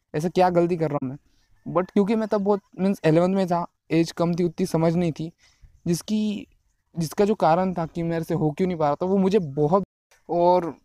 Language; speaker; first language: Hindi; non-native, local second language; Marathi